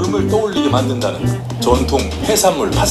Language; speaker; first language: Korean; native; Korean